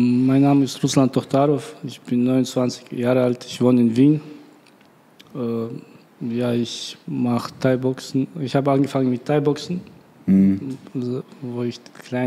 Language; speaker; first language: German; non-native, learner; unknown